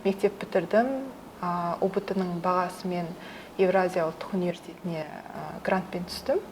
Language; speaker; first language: Kazakh; early bilingual, heritage; Kazakh